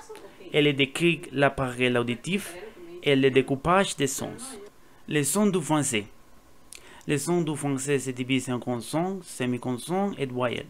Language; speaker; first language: French; non-native, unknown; Spanish